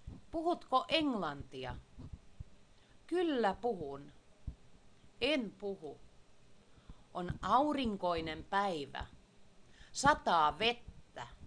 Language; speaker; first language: Finnish; native; Finnish